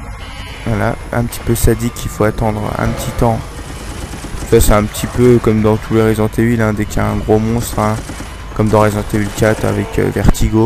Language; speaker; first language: French; native; French